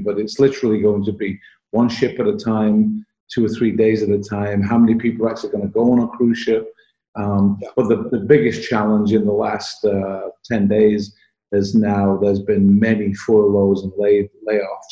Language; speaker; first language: English; native; English